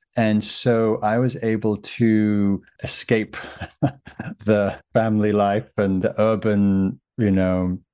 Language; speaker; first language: English; native; English